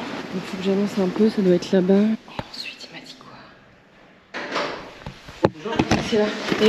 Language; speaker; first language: French; native; French